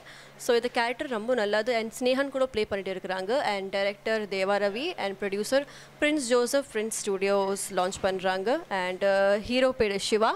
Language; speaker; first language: Tamil; non-native, learner; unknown